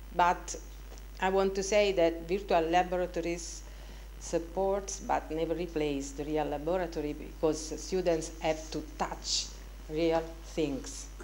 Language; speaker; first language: English; non-native, fluent; Italian